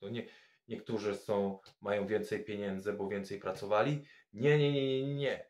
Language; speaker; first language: Polish; non-native, fluent; French